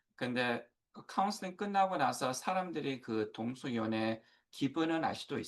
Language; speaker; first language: Korean; non-native, learner; English